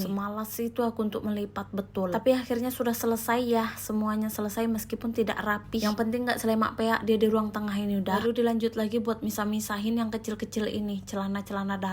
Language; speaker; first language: Indonesian; native; Indonesian